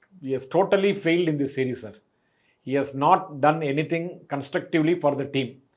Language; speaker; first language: English; non-native, local second language; Tamil